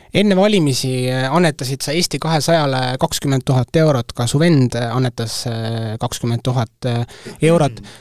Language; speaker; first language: Estonian; native; Estonian